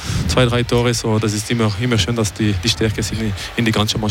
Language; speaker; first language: German; non-native, local second language; French